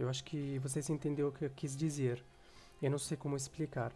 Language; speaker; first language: Portuguese; non-native, fluent; Arabic